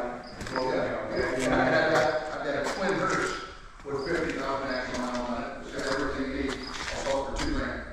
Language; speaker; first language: English; native; English